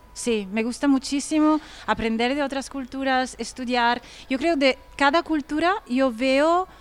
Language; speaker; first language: Spanish; non-native, fluent; Italian